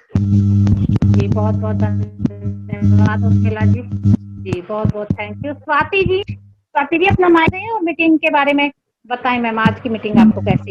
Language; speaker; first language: Hindi; native; Hindi